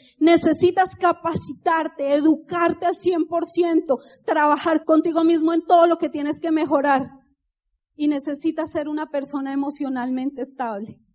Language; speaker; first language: Spanish; native; Spanish